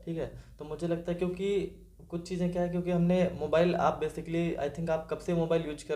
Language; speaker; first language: Hindi; native; Hindi